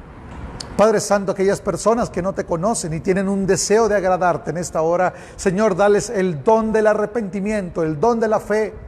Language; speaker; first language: Spanish; native; Spanish